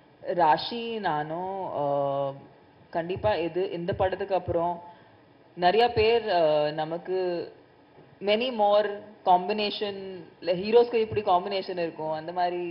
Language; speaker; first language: Tamil; non-native, fluent; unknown